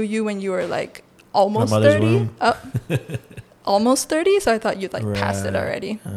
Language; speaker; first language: English; non-native, local second language; Chinese